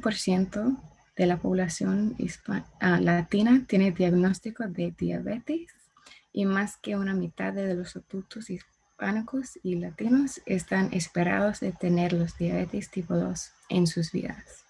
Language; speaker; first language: Spanish; non-native, learner; English